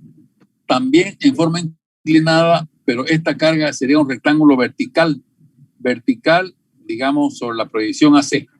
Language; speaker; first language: Spanish; native; Spanish